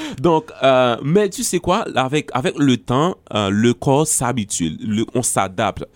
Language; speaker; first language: French; non-native, local second language; Haitian Creole